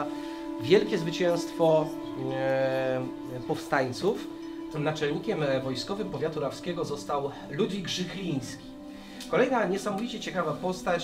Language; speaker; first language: Polish; native; Polish